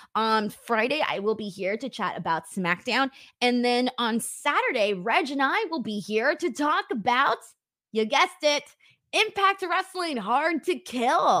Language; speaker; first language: English; native; English